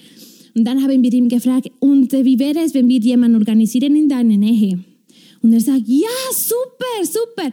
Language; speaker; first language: German; non-native, fluent; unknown